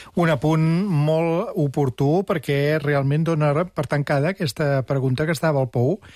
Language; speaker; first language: Catalan; native; Catalan